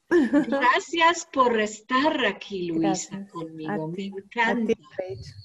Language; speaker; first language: Spanish; non-native, learner; English